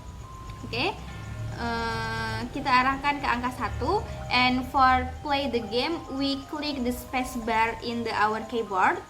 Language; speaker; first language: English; non-native, learner; Indonesian